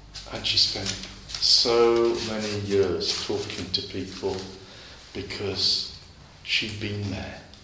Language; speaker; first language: English; native; English